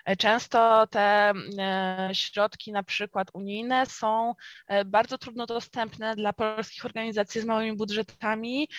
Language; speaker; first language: Polish; native; Polish